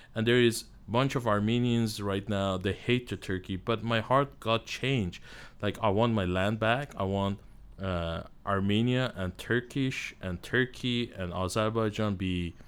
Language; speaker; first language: English; non-native, learner; Armenian